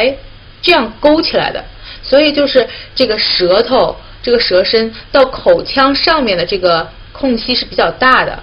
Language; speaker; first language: Chinese; native; Chinese